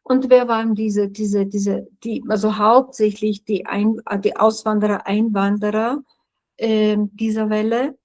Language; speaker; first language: German; non-native, fluent; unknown